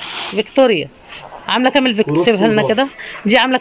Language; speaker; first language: Arabic; native; Arabic